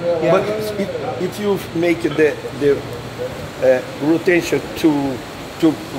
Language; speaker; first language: English; non-native, learner; Portuguese